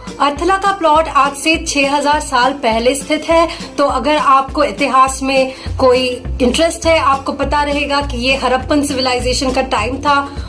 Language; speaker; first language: Hindi; non-native, local second language; Bangla